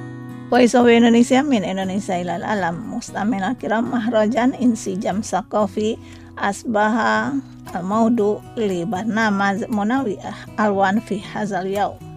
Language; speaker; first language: Arabic; non-native, fluent; Indonesian